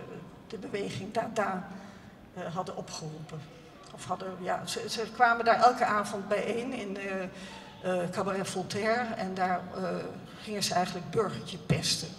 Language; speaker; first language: Dutch; native; Dutch